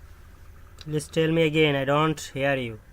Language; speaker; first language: English; non-native, learner; Bangla